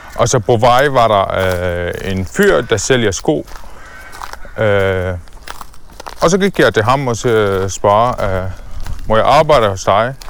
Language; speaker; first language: Danish; non-native, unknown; Arabic